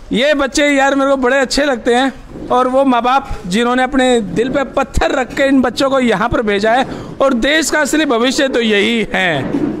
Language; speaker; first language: Hindi; native; Hindi